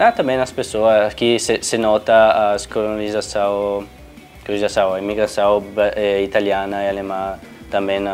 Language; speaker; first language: Portuguese; non-native, fluent; Italian